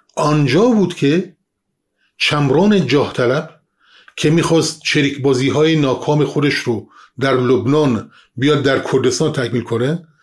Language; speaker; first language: Persian; non-native, local second language; Kurdish